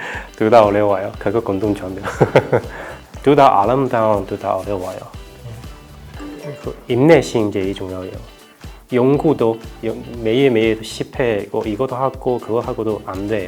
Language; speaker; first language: Korean; non-native, learner; Chinese